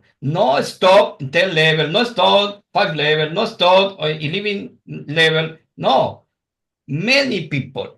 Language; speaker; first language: English; non-native, learner; Spanish